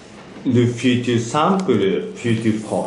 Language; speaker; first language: French; non-native, learner; Japanese